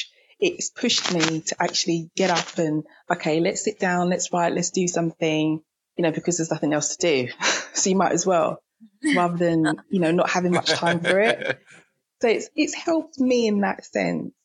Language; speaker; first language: English; native; English